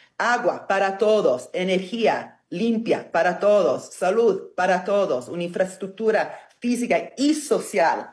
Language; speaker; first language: Spanish; non-native, fluent; Italian